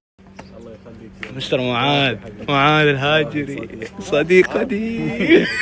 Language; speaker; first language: Arabic; native; Arabic